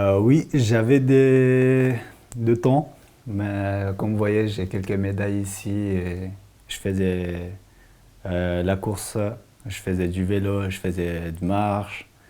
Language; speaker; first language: French; non-native, fluent; Persian